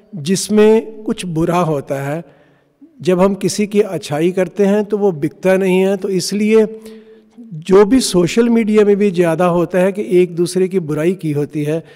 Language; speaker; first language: Hindi; non-native, local second language; Punjabi